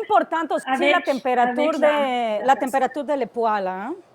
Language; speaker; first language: French; non-native, learner; Spanish